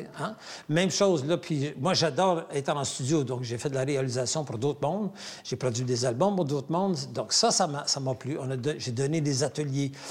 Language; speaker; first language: French; native; French